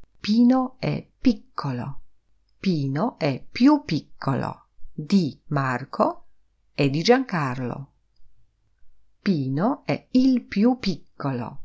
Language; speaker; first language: Italian; non-native, fluent; Polish